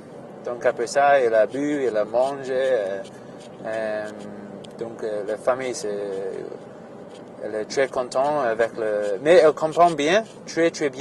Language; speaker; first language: French; non-native, fluent; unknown